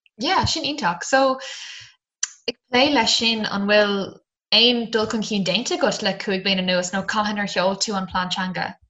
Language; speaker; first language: Irish; non-native, local second language; English